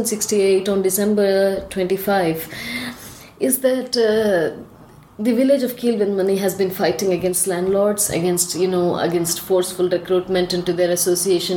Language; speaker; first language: English; non-native, local second language; Tamil